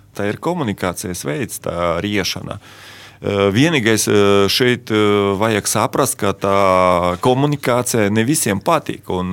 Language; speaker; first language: Latvian; non-native, local second language; Russian